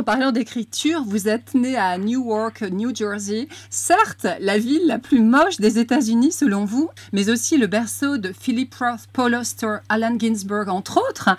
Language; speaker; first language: French; native; French